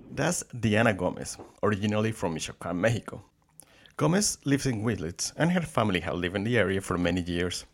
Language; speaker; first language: English; non-native, fluent; Spanish